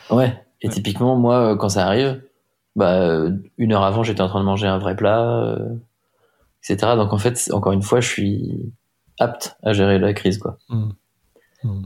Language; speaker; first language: French; native; French